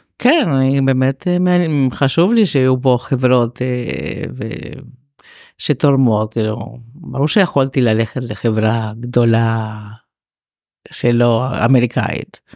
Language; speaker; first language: Hebrew; non-native, fluent; Spanish